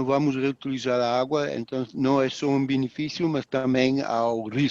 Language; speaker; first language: Portuguese; non-native, fluent; Dutch